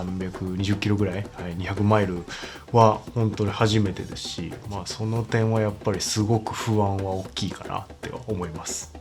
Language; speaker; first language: Japanese; native; Japanese